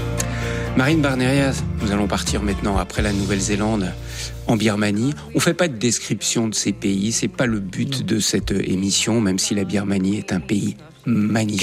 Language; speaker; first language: French; native; French